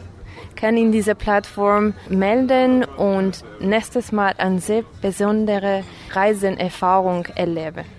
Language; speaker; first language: German; non-native, fluent; Armenian